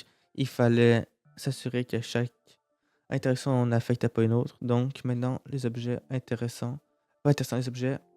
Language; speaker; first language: French; native; French